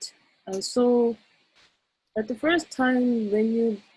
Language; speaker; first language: English; non-native, learner; Korean